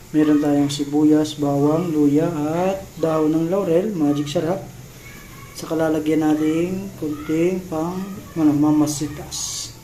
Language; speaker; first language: Filipino; non-native, local second language; Bikol